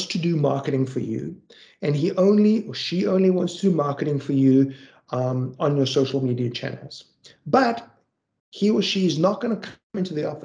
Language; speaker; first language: English; native; English